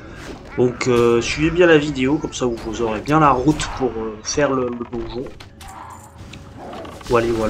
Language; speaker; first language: French; native; French